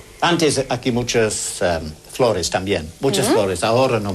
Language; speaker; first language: Spanish; non-native, learner; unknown